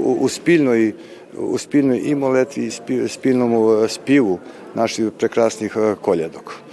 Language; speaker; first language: Ukrainian; early bilingual, heritage; Ukrainian